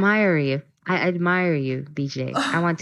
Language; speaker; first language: English; non-native, fluent; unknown